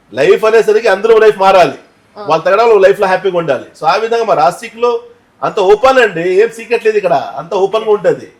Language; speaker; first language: Telugu; non-native, local second language; Urdu